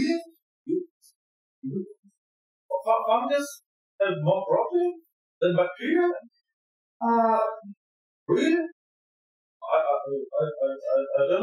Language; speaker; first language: English; non-native, learner; Russian